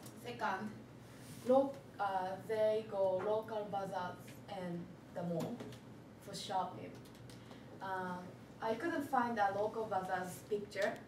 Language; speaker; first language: English; non-native, learner; Japanese